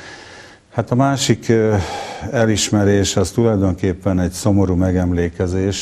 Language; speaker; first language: Hungarian; native; Hungarian